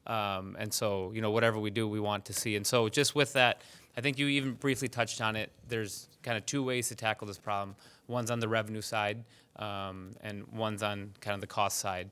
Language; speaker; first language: English; early bilingual, other home language; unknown